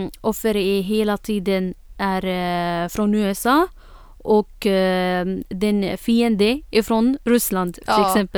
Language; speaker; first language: Swedish; non-native, fluent; Arabic